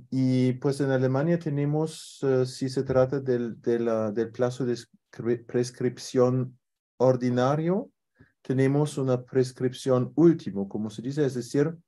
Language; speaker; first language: Spanish; non-native, fluent; German